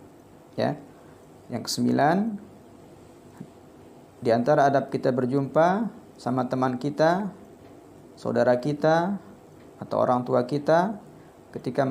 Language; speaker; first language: Indonesian; native; Indonesian